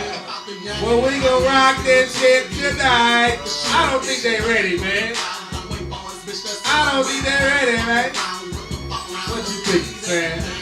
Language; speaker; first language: English; native; English